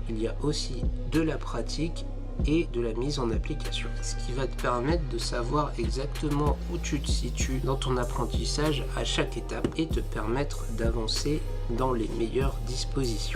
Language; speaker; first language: French; native; French